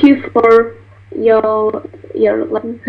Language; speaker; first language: English; non-native, learner; Russian